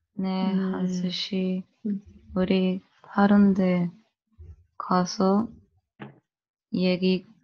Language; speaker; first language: Korean; non-native, learner; Spanish